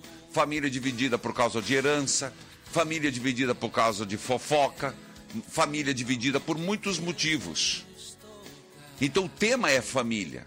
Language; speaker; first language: Portuguese; native; Portuguese